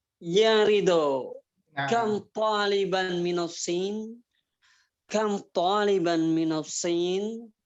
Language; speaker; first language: Arabic; non-native, fluent; Indonesian